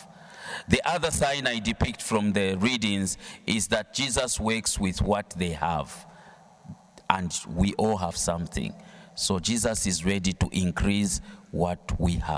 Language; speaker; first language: English; non-native, local second language; Bemba